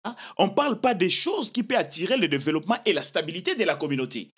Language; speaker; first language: French; non-native, local second language; Lingala